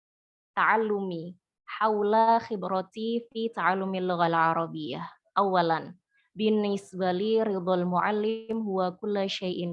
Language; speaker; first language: Arabic; non-native, fluent; Indonesian